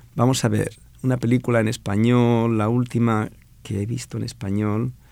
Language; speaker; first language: Spanish; non-native, local second language; Catalan